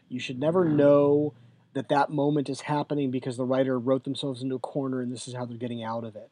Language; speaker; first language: English; native; English